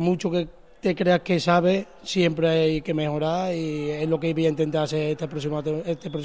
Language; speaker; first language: Spanish; native; Spanish